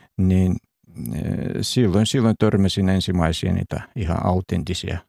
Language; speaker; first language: Finnish; non-native, fluent; Russian